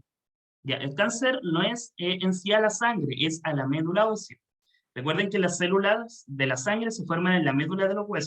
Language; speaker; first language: Spanish; native; Spanish